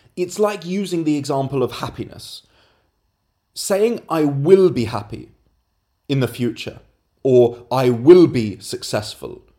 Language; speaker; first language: English; native; English